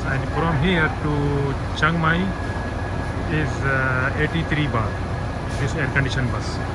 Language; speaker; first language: English; non-native, learner; Urdu